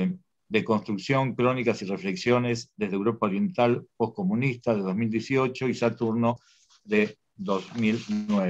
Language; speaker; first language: Spanish; native; Spanish